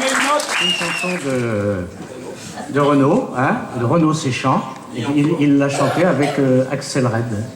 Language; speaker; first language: French; native; French